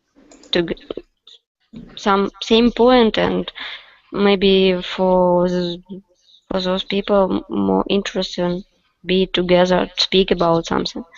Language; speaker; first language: English; non-native, learner; Russian